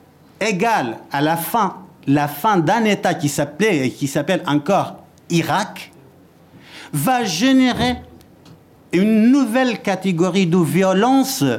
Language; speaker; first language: French; non-native, fluent; Kurdish